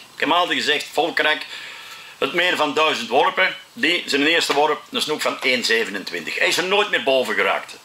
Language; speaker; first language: Dutch; native; Dutch